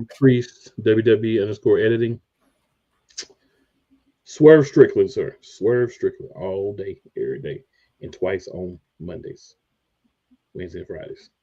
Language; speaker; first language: English; native; English